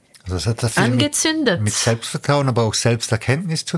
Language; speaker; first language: German; native; German